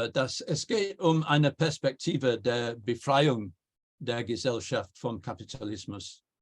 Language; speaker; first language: German; non-native, fluent; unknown